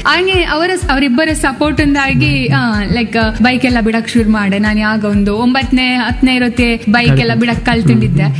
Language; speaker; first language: Kannada; non-native, local second language; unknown